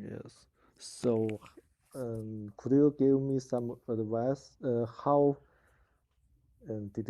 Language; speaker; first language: English; non-native, learner; Chinese